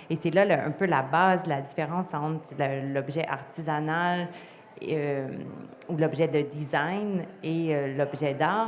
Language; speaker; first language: French; native; French